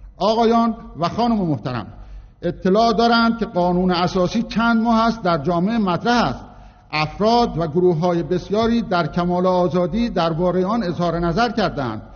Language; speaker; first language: Persian; non-native, local second language; Azerbaijani